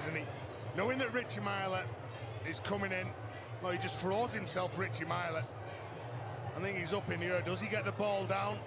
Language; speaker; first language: English; native; English